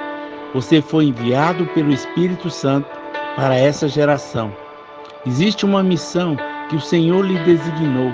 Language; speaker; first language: Portuguese; native; Portuguese